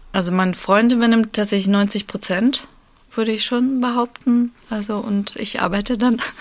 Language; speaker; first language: German; early bilingual, other home language; Russian